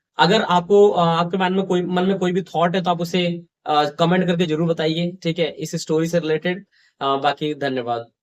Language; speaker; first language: Hindi; native; Hindi